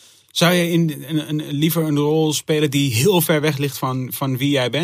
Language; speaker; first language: Dutch; native; Dutch